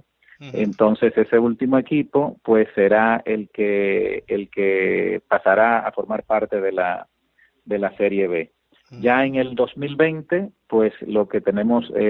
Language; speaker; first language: Spanish; native; Spanish